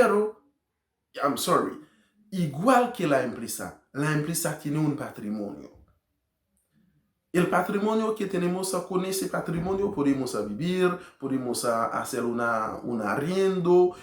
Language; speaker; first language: Spanish; non-native, learner; Haitian Creole